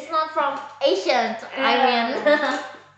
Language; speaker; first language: English; non-native, learner; Indonesian